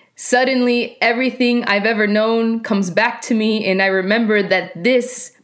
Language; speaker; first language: English; early bilingual, other home language; Spanish